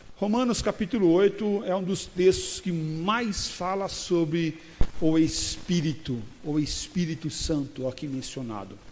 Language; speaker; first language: Portuguese; native; Portuguese